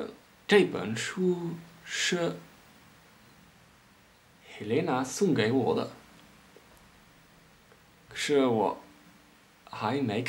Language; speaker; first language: Chinese; non-native, learner; Dutch